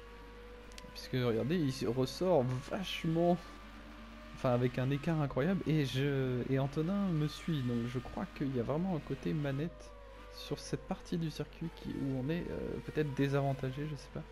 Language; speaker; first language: French; native; French